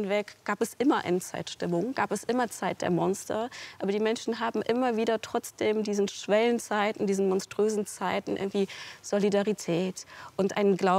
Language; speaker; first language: German; native; German